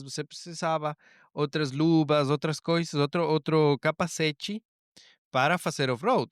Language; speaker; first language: Portuguese; non-native, learner; Spanish